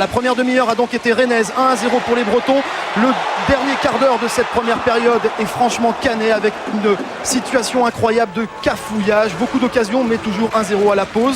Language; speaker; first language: French; native; French